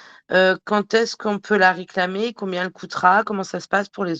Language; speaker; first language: French; native; French